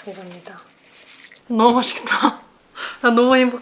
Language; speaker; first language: Korean; non-native, fluent; German